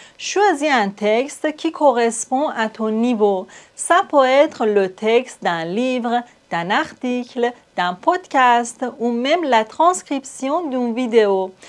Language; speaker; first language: French; non-native, fluent; Persian